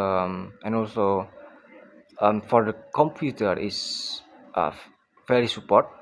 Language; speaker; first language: English; non-native, learner; Indonesian